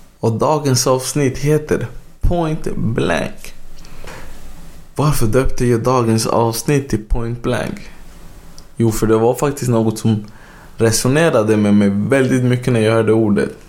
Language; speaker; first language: Swedish; early bilingual, other home language; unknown